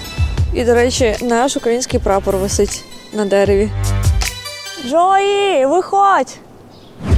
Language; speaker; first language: Ukrainian; native; Ukrainian